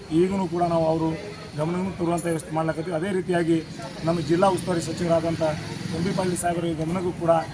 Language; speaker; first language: Kannada; non-native, local second language; Lambadi